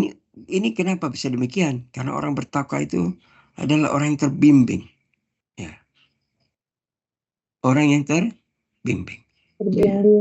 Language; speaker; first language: Indonesian; native; Indonesian